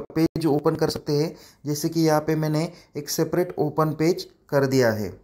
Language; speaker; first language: Hindi; non-native, local second language; Marathi